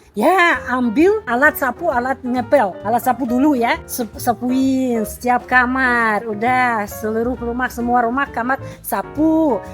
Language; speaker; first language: Indonesian; non-native, fluent; Russian